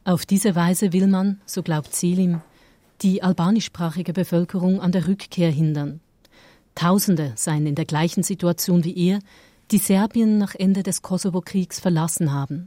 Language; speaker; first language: German; native; German